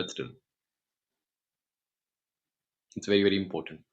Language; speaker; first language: English; non-native, local second language; Hindi